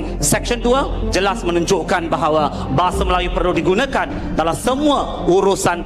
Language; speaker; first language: Malay; native; Malay